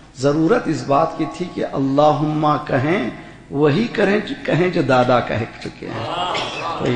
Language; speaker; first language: Urdu; native; Urdu